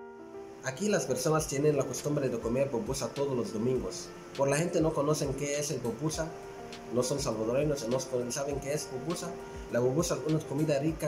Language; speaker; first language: Spanish; non-native, fluent; Arabic